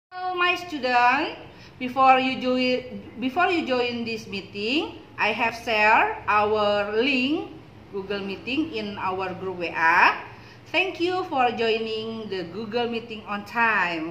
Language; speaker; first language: English; non-native, learner; Indonesian